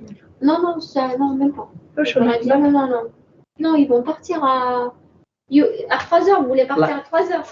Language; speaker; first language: French; native; French